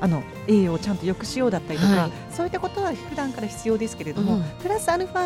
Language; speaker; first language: Japanese; native; Japanese